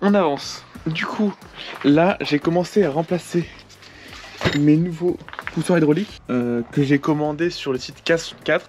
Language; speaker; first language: French; native; French